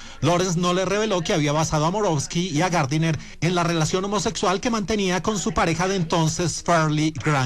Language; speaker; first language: Spanish; native; Spanish